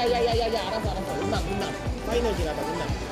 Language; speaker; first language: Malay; non-native, learner; Korean